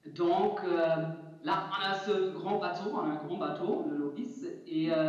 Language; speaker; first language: French; non-native, fluent; German